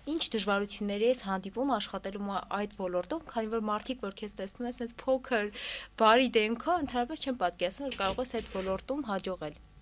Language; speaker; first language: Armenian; native; Armenian